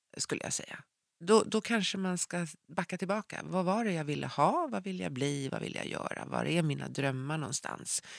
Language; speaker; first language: Swedish; native; Swedish